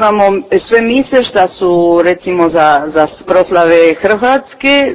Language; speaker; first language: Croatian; early bilingual, heritage; Croatian